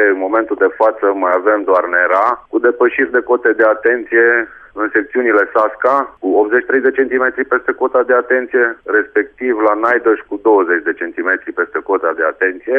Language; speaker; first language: Romanian; native; Romanian